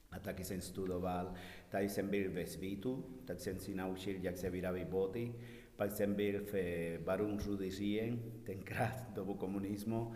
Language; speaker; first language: Czech; non-native, learner; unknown